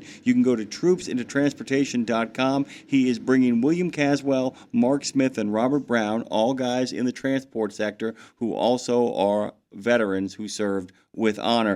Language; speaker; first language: English; native; English